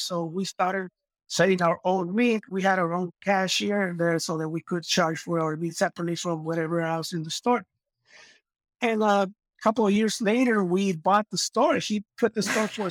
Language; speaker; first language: English; non-native, fluent; Spanish